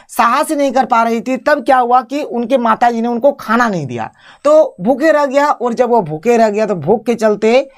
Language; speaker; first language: Hindi; native; Hindi